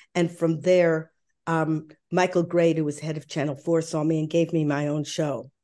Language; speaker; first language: English; early bilingual, other home language; German